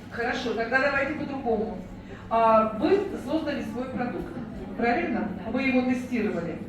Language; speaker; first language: Russian; native; Russian